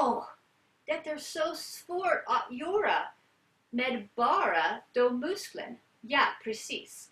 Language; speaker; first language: Swedish; non-native, learner; English